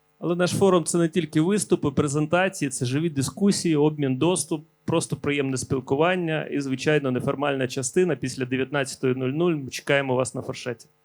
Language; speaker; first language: Ukrainian; native; Ukrainian